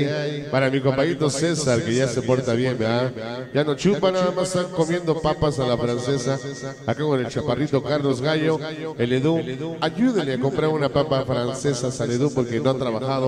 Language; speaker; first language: Spanish; native; Spanish